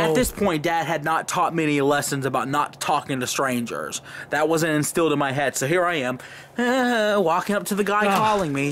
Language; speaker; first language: English; native; English